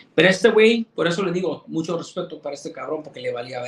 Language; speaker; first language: Spanish; early bilingual, heritage; Spanish